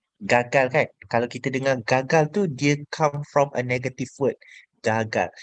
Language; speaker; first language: Malay; native; Malay